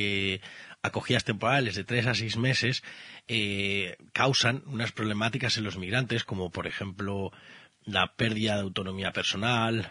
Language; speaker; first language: Spanish; native; Spanish